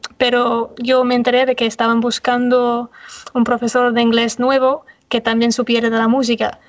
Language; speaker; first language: Spanish; non-native, fluent; English